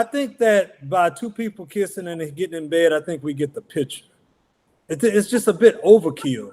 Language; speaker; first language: English; native; English